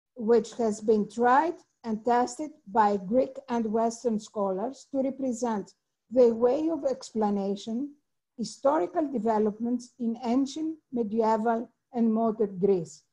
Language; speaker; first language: English; non-native, fluent; Greek